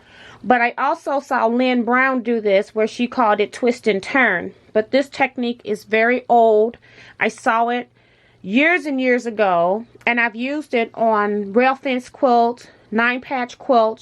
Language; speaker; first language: English; native; English